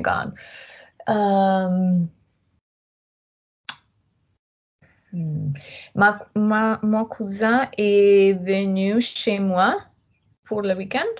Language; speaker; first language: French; non-native, learner; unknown